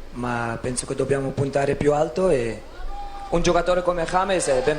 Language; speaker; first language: Italian; non-native, fluent; Dutch